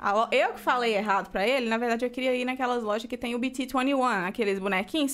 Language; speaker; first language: Portuguese; native; Portuguese